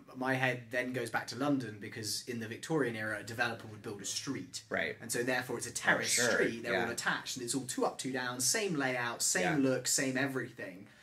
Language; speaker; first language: English; native; English